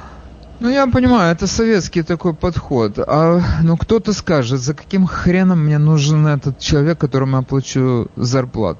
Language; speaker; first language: Russian; native; Russian